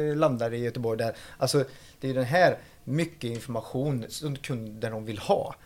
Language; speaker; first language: Swedish; non-native, fluent; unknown